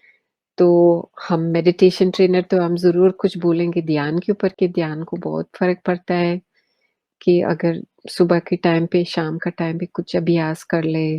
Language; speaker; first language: Hindi; early bilingual, heritage; Hindi